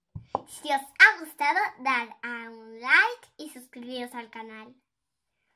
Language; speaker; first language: Spanish; native; Spanish